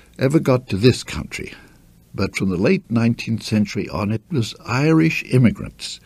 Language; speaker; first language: English; native; English